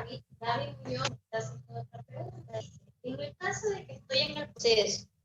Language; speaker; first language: Spanish; native; Spanish